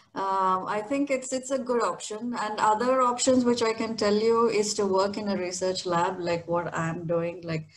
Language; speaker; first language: English; non-native, local second language; Kannada